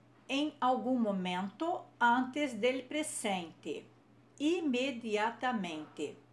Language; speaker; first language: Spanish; non-native, fluent; Portuguese